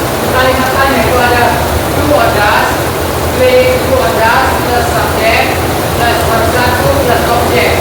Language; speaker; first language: English; non-native, learner; Indonesian